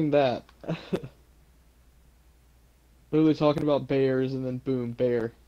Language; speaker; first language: English; native; English